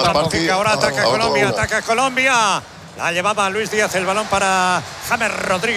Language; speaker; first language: Spanish; native; Spanish